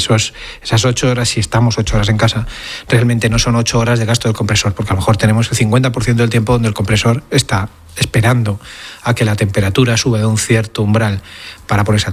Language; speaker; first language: Spanish; native; Spanish